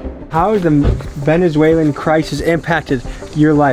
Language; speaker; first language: English; native; English